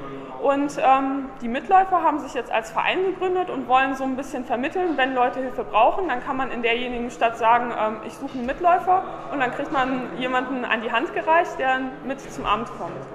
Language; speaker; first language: German; native; German